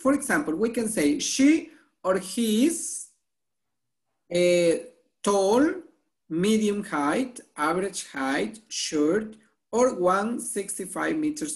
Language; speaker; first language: English; non-native, fluent; Spanish